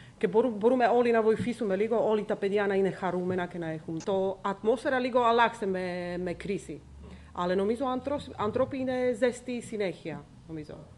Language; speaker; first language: Greek; non-native, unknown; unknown